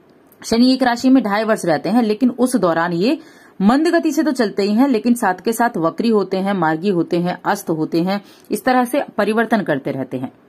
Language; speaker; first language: Hindi; native; Hindi